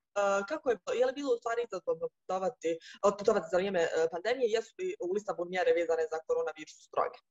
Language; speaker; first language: Bosnian; native; Bosnian